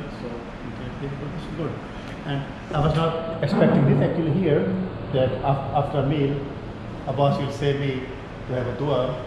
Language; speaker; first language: English; non-native, local second language; Urdu